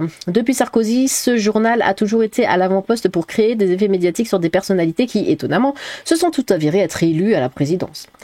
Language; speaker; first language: French; native; French